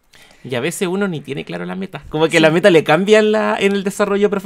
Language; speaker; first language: Spanish; native; Spanish